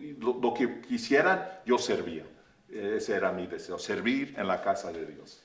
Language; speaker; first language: Spanish; early bilingual, heritage; Spanish